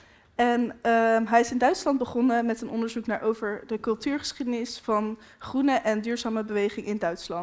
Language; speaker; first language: Dutch; native; Dutch